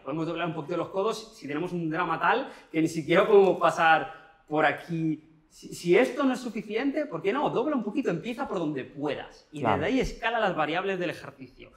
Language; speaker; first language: Spanish; native; Spanish